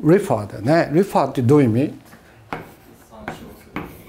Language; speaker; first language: Japanese; native; Japanese